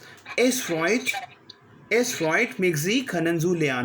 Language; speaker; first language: German; non-native, learner; Hindi